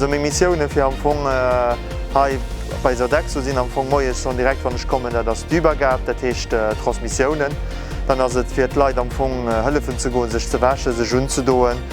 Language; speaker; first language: German; non-native, learner; French